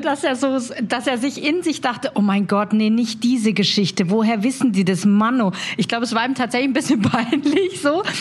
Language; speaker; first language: German; native; German